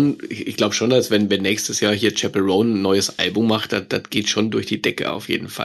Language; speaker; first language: German; native; German